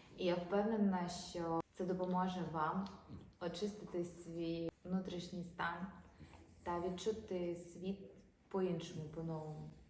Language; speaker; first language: Ukrainian; non-native, local second language; Russian